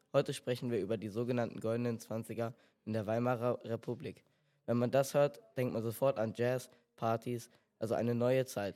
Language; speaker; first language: German; native; German